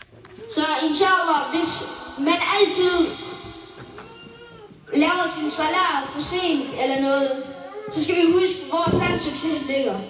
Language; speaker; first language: Danish; non-native, learner; Malay